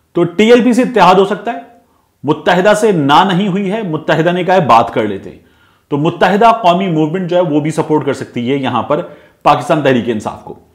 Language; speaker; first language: Urdu; native; Urdu